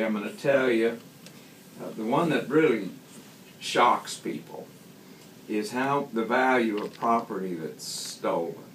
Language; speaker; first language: English; native; English